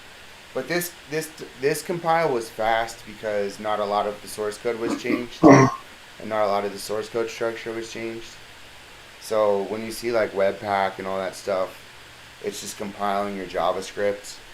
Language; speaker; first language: English; native; English